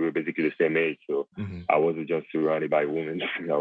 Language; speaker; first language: English; non-native, local second language; French